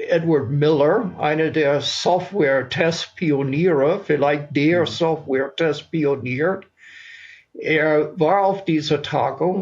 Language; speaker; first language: German; non-native, fluent; English